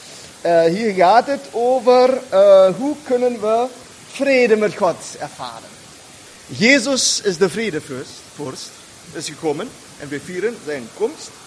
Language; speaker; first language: German; non-native, learner; Dutch